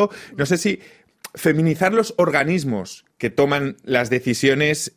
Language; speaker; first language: Spanish; native; Spanish